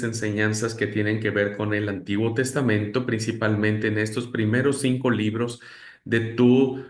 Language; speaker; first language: Spanish; native; Spanish